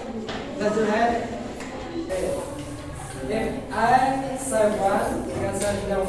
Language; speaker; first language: English; non-native, learner; Indonesian